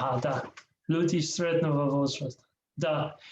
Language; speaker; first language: Russian; non-native, learner; English